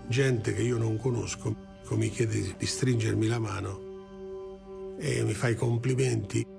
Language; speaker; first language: Italian; native; Italian